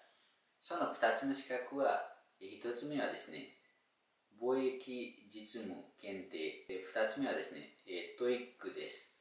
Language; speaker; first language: Japanese; non-native, fluent; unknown